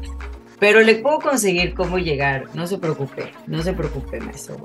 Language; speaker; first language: Spanish; native; Spanish